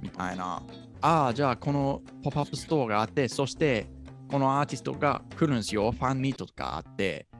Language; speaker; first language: Japanese; non-native, fluent; English